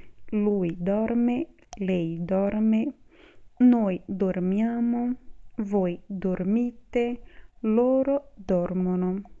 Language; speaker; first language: Italian; non-native, fluent; Portuguese